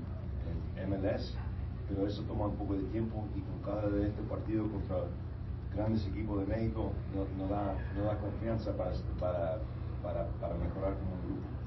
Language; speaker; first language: Spanish; early bilingual, heritage; Spanish